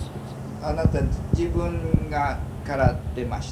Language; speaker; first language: Japanese; early bilingual, heritage; Japanese